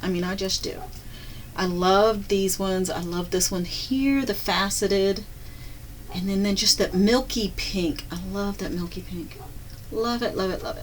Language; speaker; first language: English; native; English